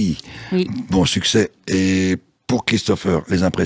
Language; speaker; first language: French; native; French